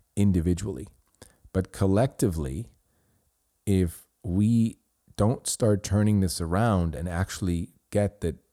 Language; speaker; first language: English; non-native, fluent; Swiss German